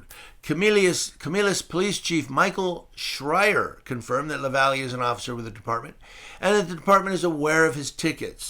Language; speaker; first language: English; native; English